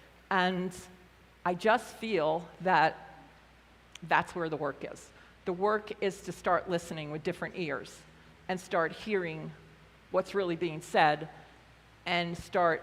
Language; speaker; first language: English; native; English